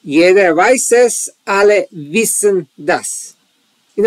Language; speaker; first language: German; non-native, learner; Serbian